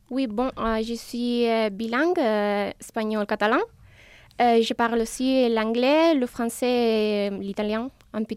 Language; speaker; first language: French; non-native, fluent; Spanish